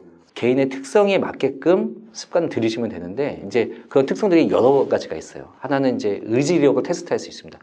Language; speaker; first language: Korean; native; Korean